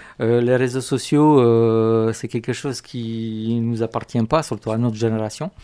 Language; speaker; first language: French; non-native, fluent; Romanian